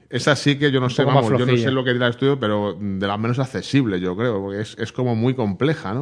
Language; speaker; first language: Spanish; native; Spanish